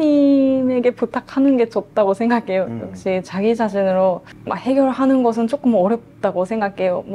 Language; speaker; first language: Korean; non-native, fluent; Japanese